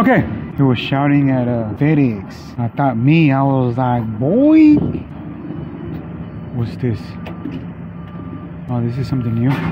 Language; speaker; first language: English; early bilingual, other home language; Spanish